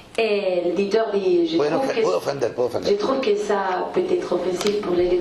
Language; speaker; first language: French; non-native, fluent; Spanish